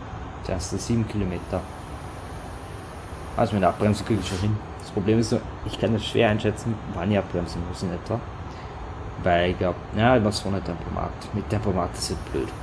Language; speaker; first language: German; native; German